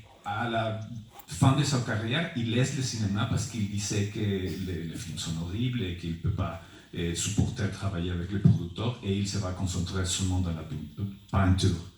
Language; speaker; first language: French; non-native, fluent; Spanish